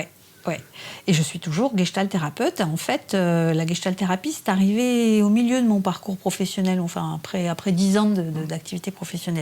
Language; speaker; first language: French; native; French